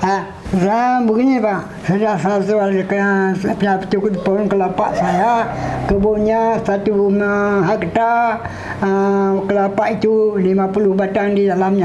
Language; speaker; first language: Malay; non-native, local second language; Achinese